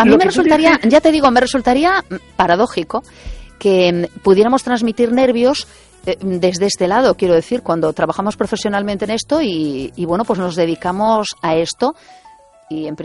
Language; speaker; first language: Spanish; native; Spanish